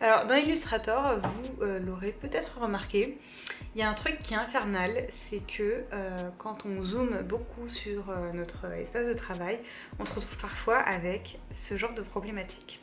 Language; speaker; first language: French; native; French